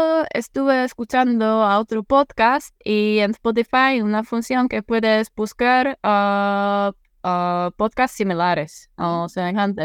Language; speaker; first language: Spanish; non-native, fluent; Czech